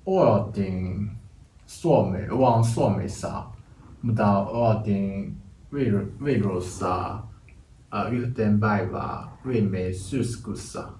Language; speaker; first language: Finnish; non-native, learner; Chinese